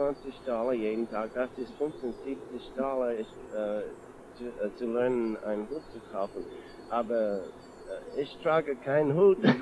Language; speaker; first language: German; non-native, learner; English